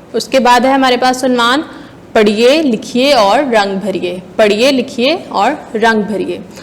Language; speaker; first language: Hindi; non-native, local second language; Punjabi